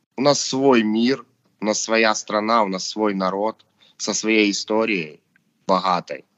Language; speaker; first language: Russian; native; Russian